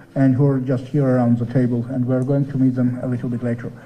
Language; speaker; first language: English; non-native, fluent; Armenian